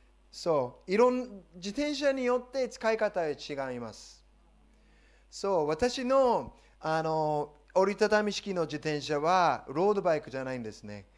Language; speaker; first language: Japanese; non-native, fluent; English